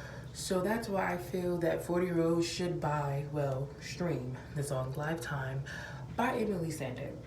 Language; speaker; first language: English; native; English